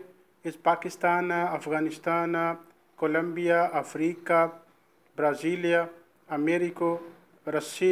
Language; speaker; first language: Russian; non-native, learner; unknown